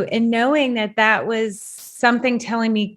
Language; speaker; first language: English; native; English